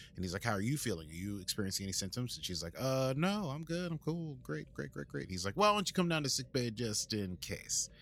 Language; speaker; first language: English; native; English